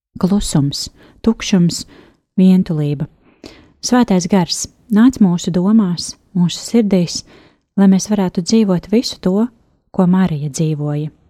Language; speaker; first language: Latvian; native; Latvian